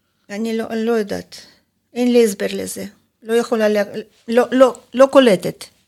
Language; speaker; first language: Hebrew; non-native, fluent; Russian